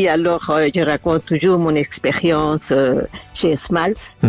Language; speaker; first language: French; non-native, fluent; Spanish